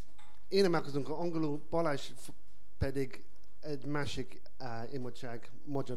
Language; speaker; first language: Hungarian; non-native, learner; English